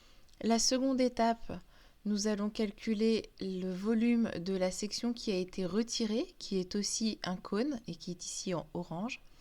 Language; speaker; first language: French; native; French